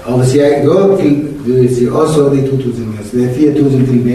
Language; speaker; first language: Danish; non-native, learner; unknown